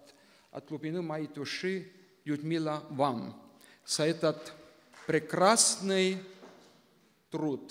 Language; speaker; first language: Russian; non-native, local second language; Estonian